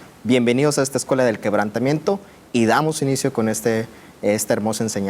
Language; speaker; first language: Spanish; native; Spanish